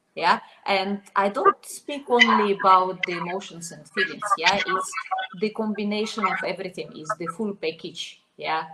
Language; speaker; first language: English; non-native, fluent; Russian